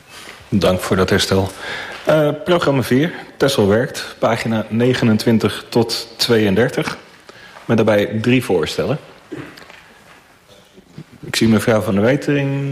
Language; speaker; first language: Dutch; native; Dutch